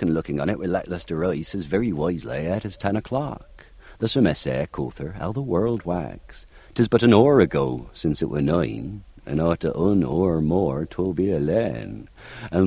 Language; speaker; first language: English; native; English